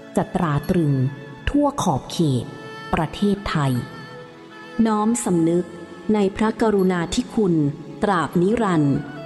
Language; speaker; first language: Thai; native; Thai